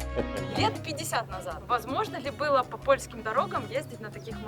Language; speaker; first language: Russian; native; Russian